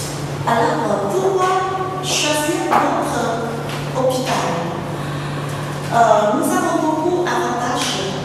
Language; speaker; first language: French; non-native, fluent; Vietnamese